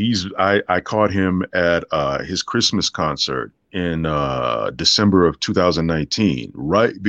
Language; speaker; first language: English; native; English